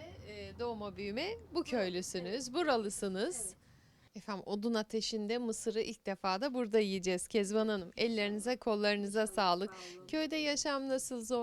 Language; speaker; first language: Turkish; native; Turkish